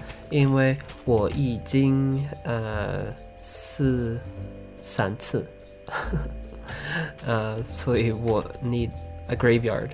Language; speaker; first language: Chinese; early bilingual, heritage; Chinese